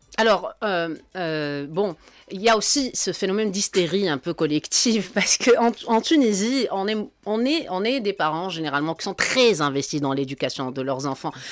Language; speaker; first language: French; non-native, local second language; Arabic